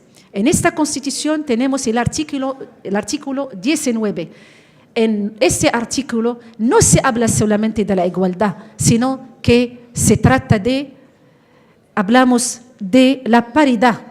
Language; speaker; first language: Spanish; non-native, fluent; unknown